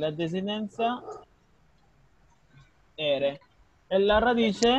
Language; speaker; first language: Italian; non-native, fluent; Spanish